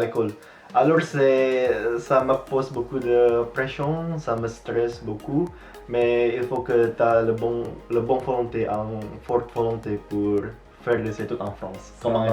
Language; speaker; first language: French; non-native, fluent; Indonesian